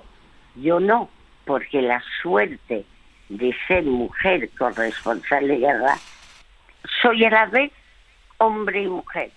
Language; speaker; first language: Spanish; early bilingual, other home language; French